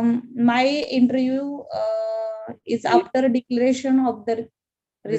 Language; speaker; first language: English; non-native, learner; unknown